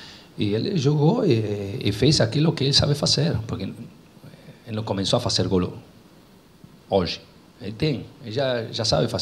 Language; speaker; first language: Portuguese; non-native, fluent; Spanish